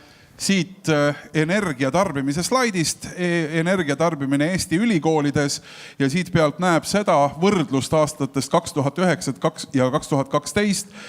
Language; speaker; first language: Estonian; native; Estonian